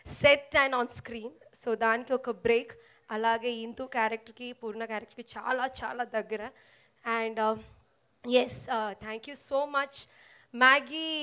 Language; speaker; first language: Telugu; non-native, learner; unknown